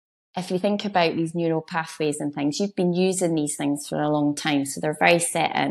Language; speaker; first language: English; native; English